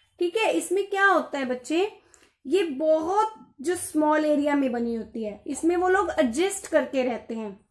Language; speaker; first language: Hindi; non-native, local second language; Gujarati